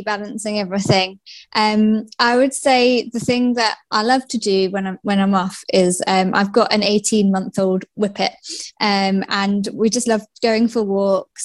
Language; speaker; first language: English; native; English